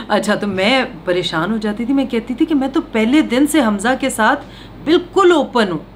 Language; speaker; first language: Urdu; non-native, local second language; Punjabi